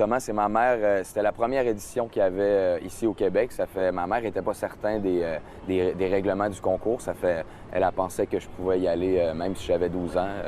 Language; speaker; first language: French; native; French